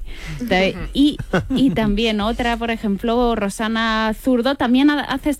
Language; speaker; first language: Spanish; native; Spanish